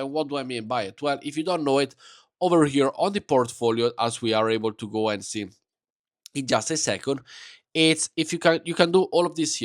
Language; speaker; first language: English; non-native, fluent; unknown